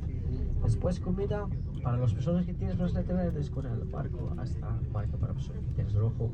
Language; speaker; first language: Spanish; non-native, learner; Dutch